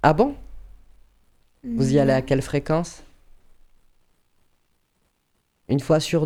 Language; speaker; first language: French; native; French